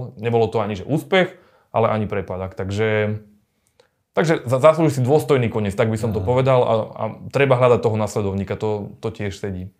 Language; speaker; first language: Slovak; native; Slovak